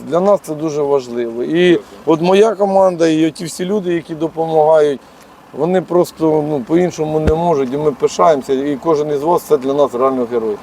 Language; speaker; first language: Ukrainian; native; Ukrainian